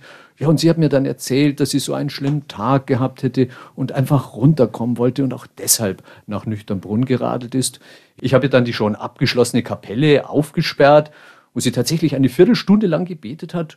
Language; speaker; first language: German; native; German